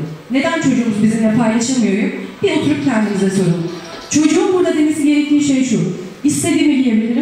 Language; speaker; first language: Turkish; native; Turkish